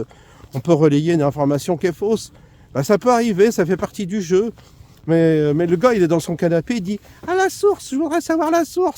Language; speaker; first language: French; native; French